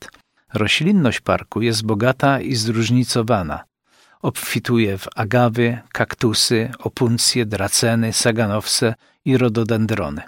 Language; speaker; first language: Polish; native; Polish